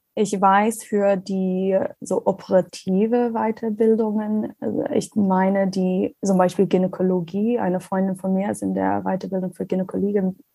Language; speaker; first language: German; non-native, learner; English